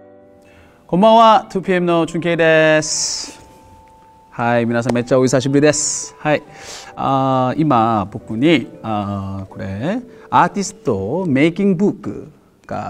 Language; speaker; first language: Japanese; non-native, fluent; Korean